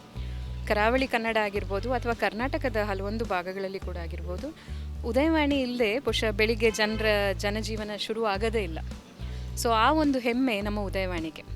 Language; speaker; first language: Kannada; native; Kannada